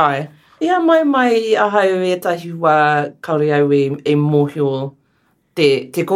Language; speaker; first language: Māori; non-native, local second language; English